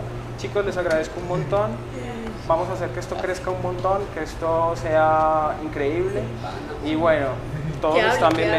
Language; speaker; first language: Spanish; native; Spanish